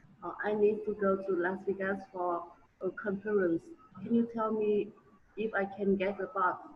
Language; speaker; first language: English; non-native, learner; Vietnamese